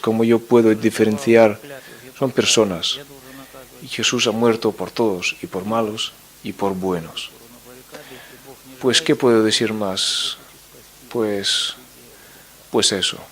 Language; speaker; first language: Spanish; non-native, fluent; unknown